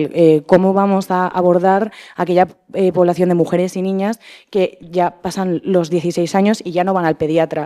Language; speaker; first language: Spanish; native; Spanish